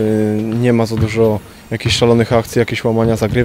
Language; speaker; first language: Polish; native; Polish